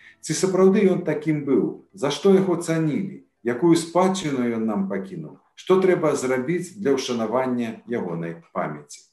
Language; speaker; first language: Belarusian; native; Belarusian